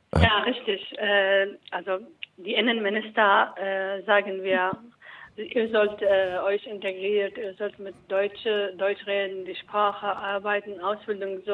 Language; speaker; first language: German; non-native, learner; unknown